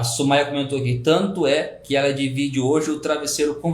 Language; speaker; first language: Portuguese; native; Portuguese